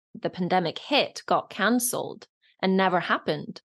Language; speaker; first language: English; non-native, fluent; Norwegian